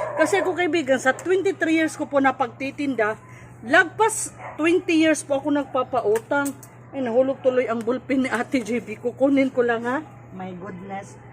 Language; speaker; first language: Filipino; native; Filipino